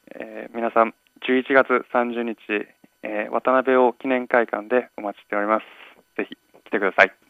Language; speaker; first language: Japanese; early bilingual, other home language; English